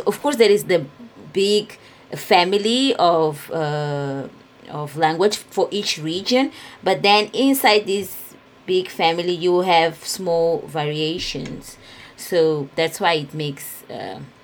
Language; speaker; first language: English; non-native, fluent; Portuguese